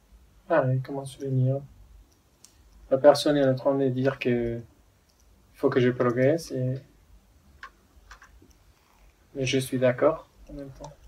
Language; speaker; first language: French; non-native, fluent; Spanish